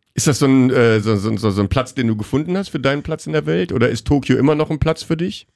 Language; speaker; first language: German; native; German